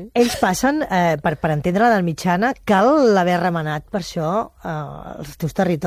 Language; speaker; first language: Catalan; native; Catalan